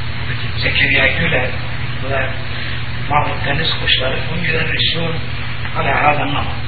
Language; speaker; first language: Arabic; non-native, fluent; Turkish